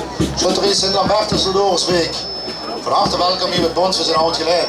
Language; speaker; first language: Dutch; native; Dutch